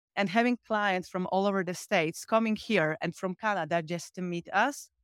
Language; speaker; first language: English; non-native, fluent; Polish